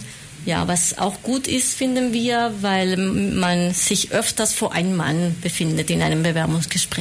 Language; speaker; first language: German; non-native, fluent; Spanish